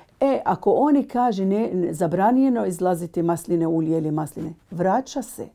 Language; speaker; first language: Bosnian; non-native, learner; Arabic